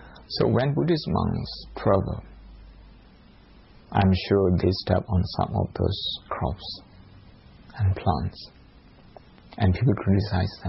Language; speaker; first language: English; non-native, fluent; Shan